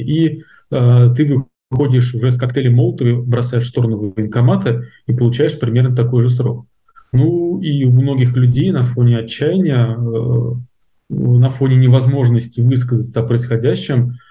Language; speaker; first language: Russian; native; Russian